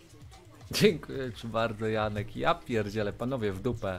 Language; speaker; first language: Polish; native; Polish